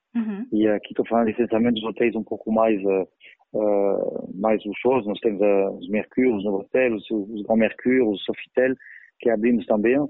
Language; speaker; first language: Portuguese; non-native, fluent; French